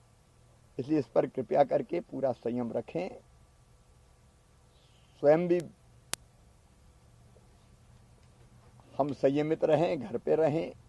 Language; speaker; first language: Hindi; native; Hindi